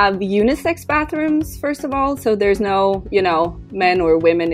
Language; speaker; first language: English; non-native, fluent; Danish